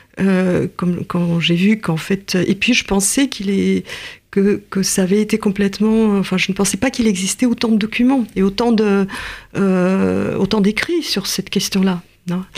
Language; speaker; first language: French; non-native, fluent; Russian